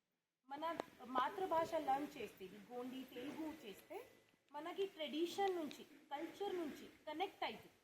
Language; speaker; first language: Telugu; non-native, learner; Hindi